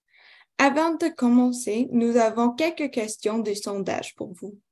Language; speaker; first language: French; non-native, local second language; English